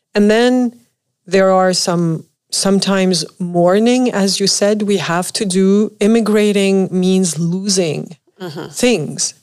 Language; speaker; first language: English; non-native, fluent; Arabic